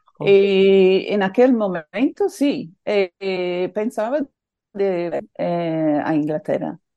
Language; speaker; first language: Spanish; non-native, fluent; English